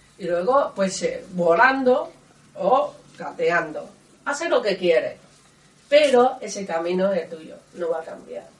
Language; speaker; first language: Spanish; non-native, learner; Chinese